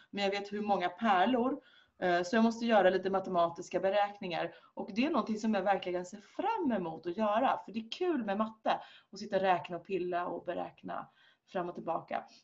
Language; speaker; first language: Swedish; native; Swedish